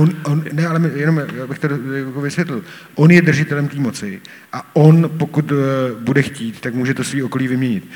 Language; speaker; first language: Czech; native; Czech